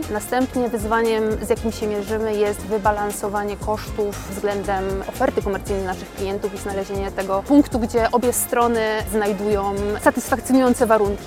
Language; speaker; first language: Polish; native; Polish